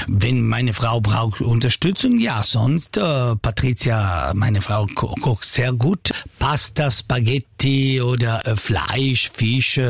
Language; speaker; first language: German; non-native, learner; Italian